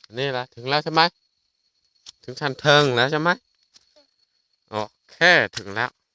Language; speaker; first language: Thai; native; Thai